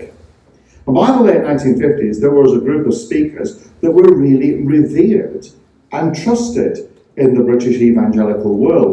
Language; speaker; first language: English; native; English